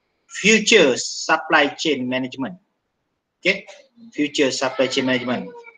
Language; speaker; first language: English; non-native, local second language; Malay